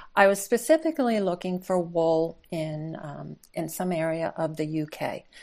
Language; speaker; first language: English; native; English